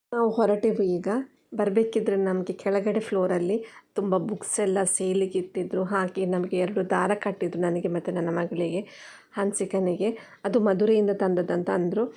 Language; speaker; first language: Kannada; non-native, local second language; Tulu